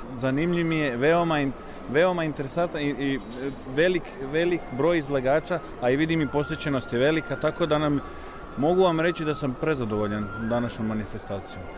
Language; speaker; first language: Serbian; early bilingual, heritage; Serbian